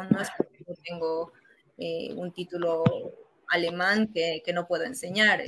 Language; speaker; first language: Spanish; native; Spanish